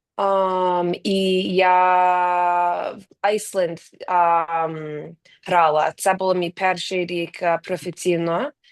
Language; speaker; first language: Ukrainian; early bilingual, heritage; English